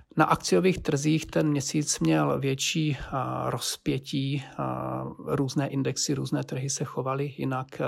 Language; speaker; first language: Czech; native; Czech